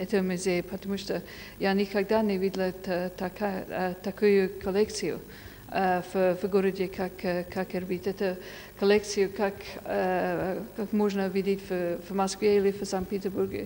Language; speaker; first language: Russian; non-native, fluent; English